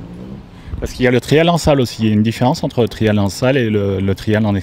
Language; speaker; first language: French; native; French